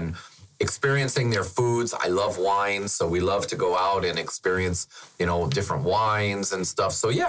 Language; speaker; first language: English; non-native, fluent; German